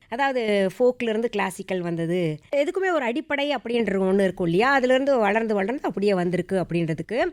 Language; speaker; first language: Tamil; non-native, local second language; Hindi